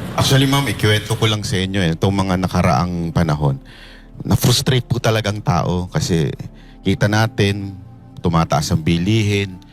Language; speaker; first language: Filipino; native; Filipino